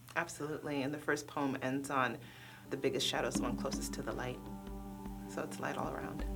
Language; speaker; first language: English; early bilingual, other home language; Krio